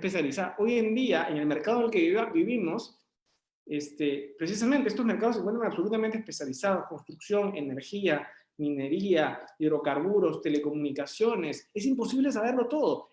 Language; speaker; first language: Spanish; native; Spanish